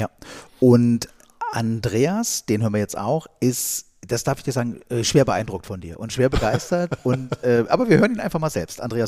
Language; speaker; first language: German; native; German